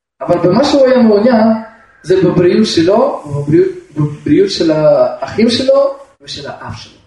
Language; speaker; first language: Hebrew; non-native, fluent; Russian